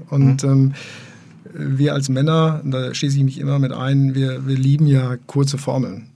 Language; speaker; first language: German; native; German